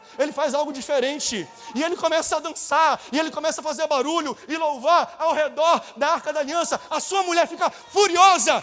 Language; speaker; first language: Portuguese; native; Portuguese